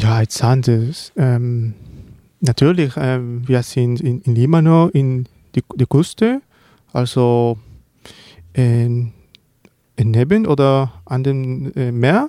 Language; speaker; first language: German; non-native, learner; Spanish